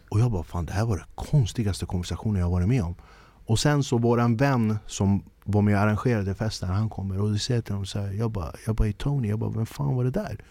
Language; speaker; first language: Swedish; early bilingual, other home language; Kurdish